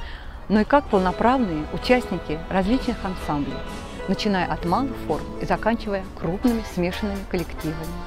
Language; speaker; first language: Russian; native; Russian